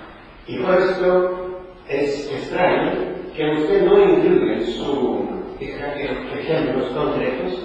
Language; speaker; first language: Spanish; non-native, learner; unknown